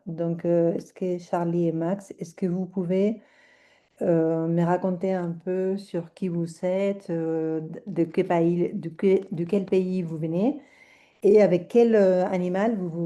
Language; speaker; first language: French; non-native, fluent; Spanish